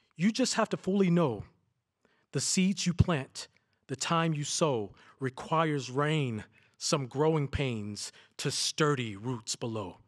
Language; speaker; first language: English; native; English